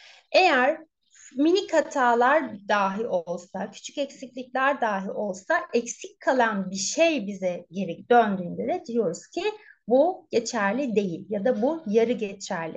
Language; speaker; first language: Turkish; native; Turkish